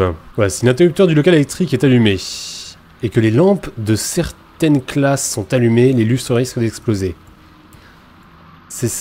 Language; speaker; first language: French; native; French